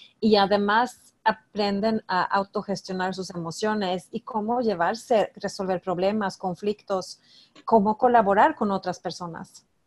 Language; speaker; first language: Spanish; non-native, fluent; Swedish